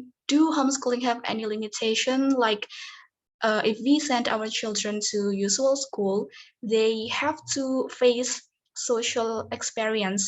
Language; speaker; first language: English; non-native, fluent; Indonesian